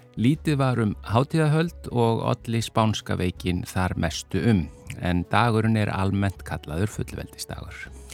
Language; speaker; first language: Icelandic; native; Icelandic